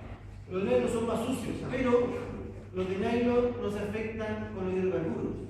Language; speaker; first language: Spanish; native; Spanish